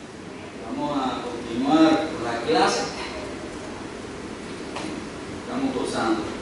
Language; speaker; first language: Spanish; native; Spanish